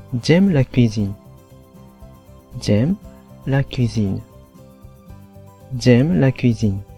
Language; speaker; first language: French; non-native, fluent; Japanese